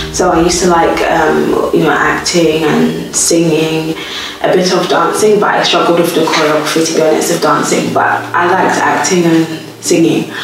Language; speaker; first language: English; native; English